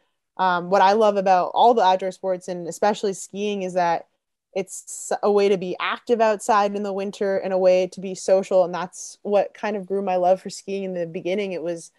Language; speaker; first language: English; native; English